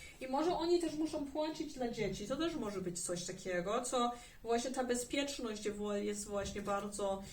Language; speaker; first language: Polish; early bilingual, heritage; German